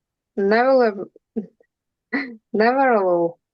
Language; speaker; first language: English; non-native, learner; Russian